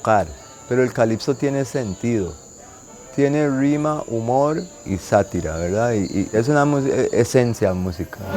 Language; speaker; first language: Spanish; non-native, local second language; English